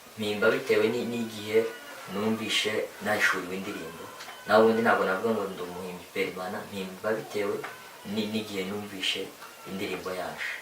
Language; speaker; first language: Kinyarwanda; native; Kinyarwanda